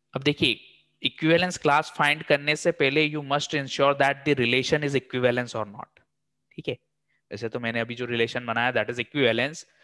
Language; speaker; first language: Hindi; native; Hindi